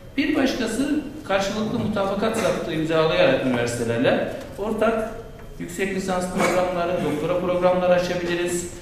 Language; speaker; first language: Turkish; native; Turkish